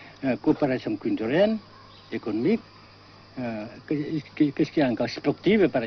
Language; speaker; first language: French; non-native, fluent; Vietnamese